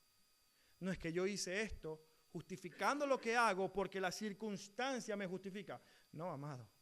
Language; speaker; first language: Spanish; native; Spanish